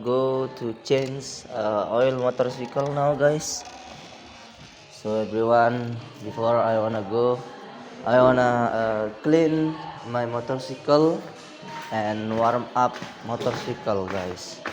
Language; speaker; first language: English; non-native, learner; Indonesian